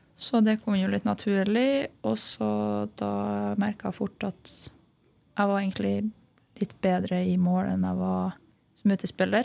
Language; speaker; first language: Norwegian; early bilingual, other home language; Lithuanian